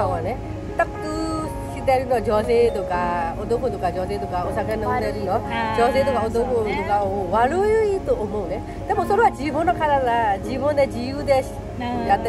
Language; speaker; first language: Japanese; non-native, learner; Burmese